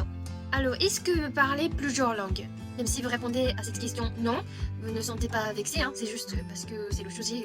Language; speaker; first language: French; non-native, fluent; Japanese